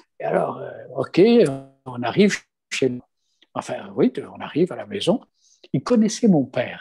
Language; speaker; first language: French; non-native, local second language; Kabyle